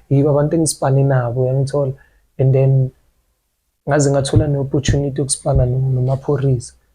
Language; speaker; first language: Zulu; native; Zulu